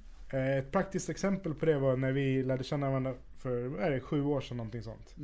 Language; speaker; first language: Swedish; native; Swedish